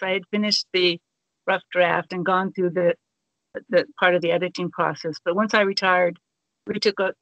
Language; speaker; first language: English; native; English